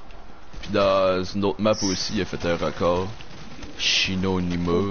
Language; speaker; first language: French; native; French